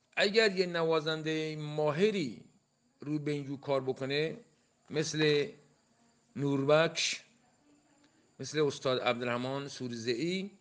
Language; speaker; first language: Persian; non-native, local second language; Baluchi